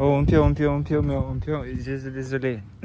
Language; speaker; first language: French; non-native, learner; English